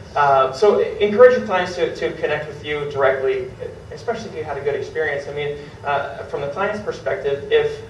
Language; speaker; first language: English; native; English